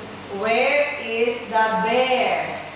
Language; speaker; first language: English; non-native, fluent; Vietnamese